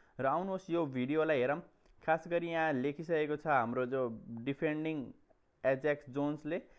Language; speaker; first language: Nepali; native; Nepali